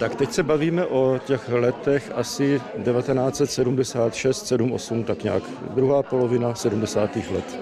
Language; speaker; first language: Czech; early bilingual, other home language; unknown